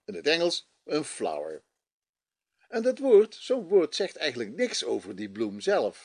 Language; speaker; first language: Dutch; native; Dutch